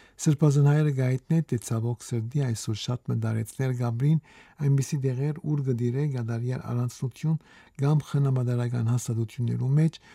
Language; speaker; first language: Armenian; early bilingual, heritage; Armenian